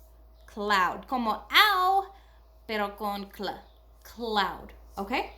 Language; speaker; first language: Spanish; non-native, learner; English